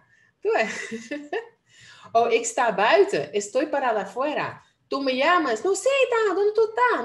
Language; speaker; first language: Spanish; non-native, fluent; Dutch